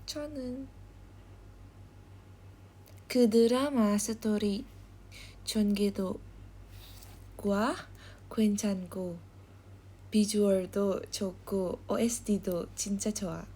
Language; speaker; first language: Korean; non-native, learner; Indonesian